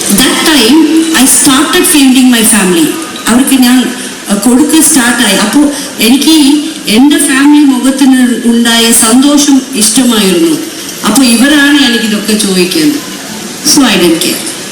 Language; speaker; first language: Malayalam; non-native, local second language; Tamil